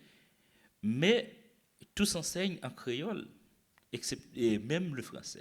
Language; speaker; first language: French; non-native, local second language; Haitian Creole